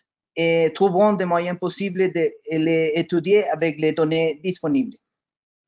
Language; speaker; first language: French; non-native, learner; Spanish